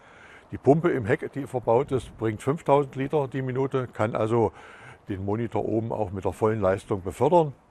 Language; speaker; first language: German; native; German